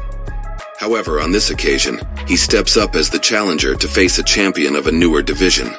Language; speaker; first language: English; native; English